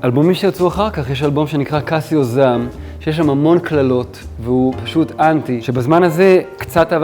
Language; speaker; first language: Hebrew; native; Hebrew